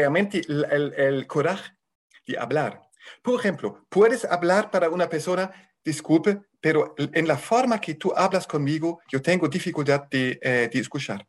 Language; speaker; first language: Spanish; non-native, fluent; German